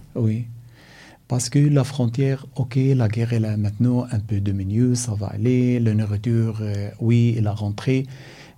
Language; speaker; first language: French; non-native, fluent; Arabic